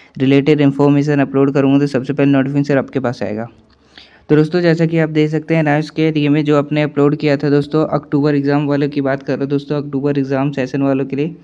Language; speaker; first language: Hindi; native; Hindi